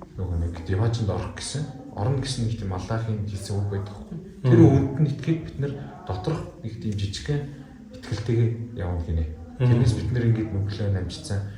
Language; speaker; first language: Mongolian; non-native, local second language; Kazakh